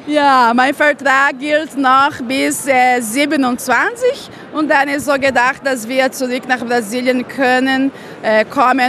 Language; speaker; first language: German; non-native, fluent; Portuguese